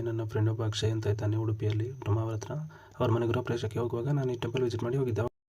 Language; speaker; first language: Kannada; native; Kannada